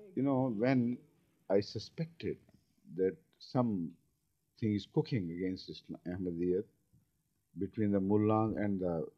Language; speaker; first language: English; non-native, local second language; Punjabi